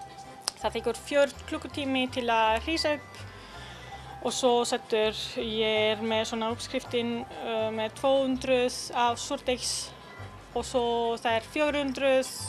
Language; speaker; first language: Icelandic; non-native, learner; Italian